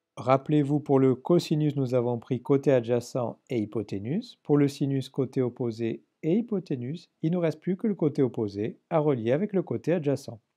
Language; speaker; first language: French; native; French